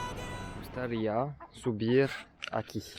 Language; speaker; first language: Spanish; non-native, learner; French